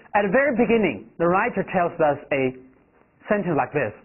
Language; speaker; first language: English; non-native, fluent; Chinese